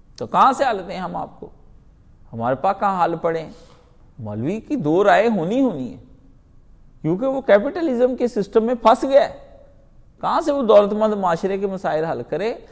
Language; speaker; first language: Urdu; non-native, local second language; Punjabi